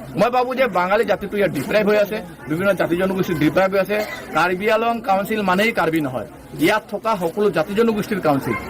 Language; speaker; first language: Assamese; non-native, local second language; Bangla